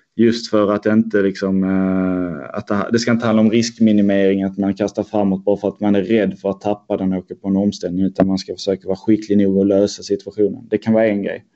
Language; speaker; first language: Swedish; native; Swedish